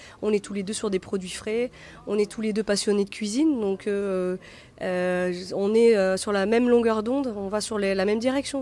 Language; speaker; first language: French; native; French